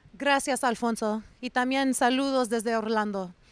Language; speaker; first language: Spanish; early bilingual, other home language; English